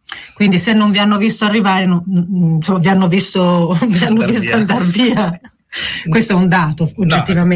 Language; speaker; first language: Italian; native; Italian